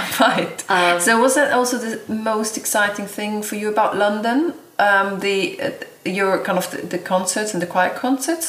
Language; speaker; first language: English; non-native, fluent; German